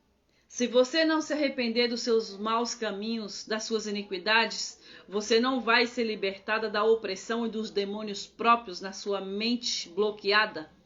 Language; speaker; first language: Portuguese; native; Portuguese